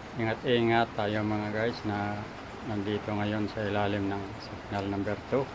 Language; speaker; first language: Filipino; native; Filipino